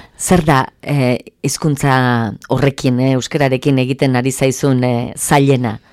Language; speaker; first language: Basque; native; Basque